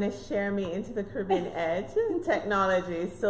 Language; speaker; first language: English; native; English